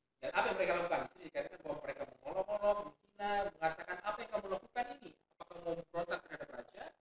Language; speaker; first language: Indonesian; native; Indonesian